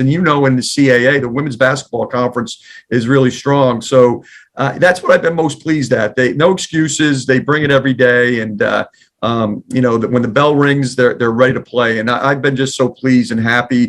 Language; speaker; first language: English; native; English